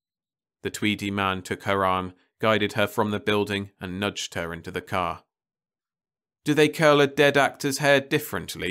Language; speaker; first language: English; native; English